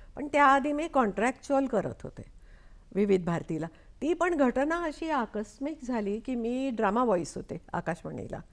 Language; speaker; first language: Marathi; non-native, local second language; Konkani